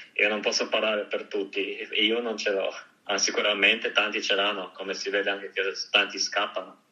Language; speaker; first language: Italian; early bilingual, other home language; Ukrainian